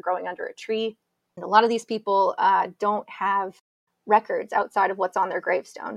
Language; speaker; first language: English; native; English